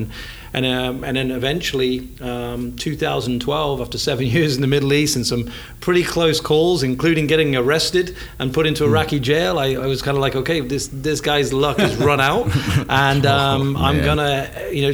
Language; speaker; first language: English; native; English